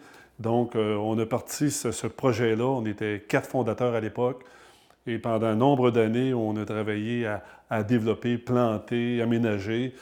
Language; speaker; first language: French; native; French